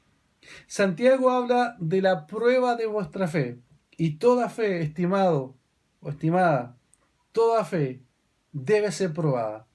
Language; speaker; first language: Spanish; native; Spanish